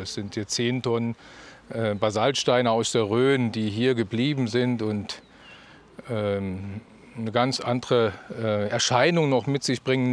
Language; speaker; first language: German; native; German